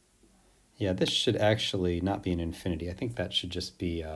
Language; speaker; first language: English; native; English